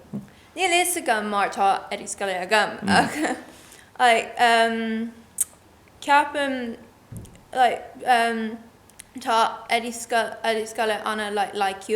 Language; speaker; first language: Irish; non-native, learner; English